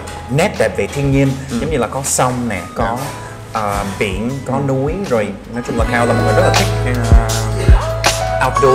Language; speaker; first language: Vietnamese; non-native, fluent; English